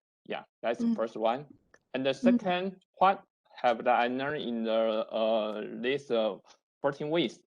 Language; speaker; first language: English; non-native, learner; Chinese